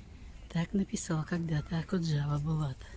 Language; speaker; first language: Russian; native; Russian